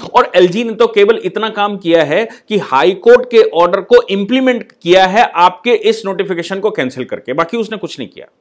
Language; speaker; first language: Hindi; native; Hindi